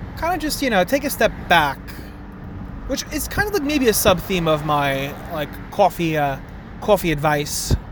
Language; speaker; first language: English; native; English